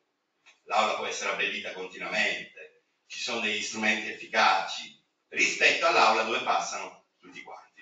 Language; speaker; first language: Italian; native; Italian